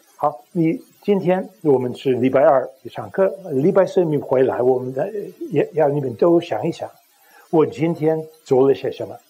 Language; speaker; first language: Chinese; non-native, learner; English